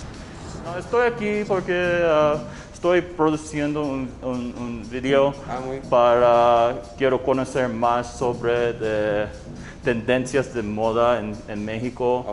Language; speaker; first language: Spanish; non-native, learner; English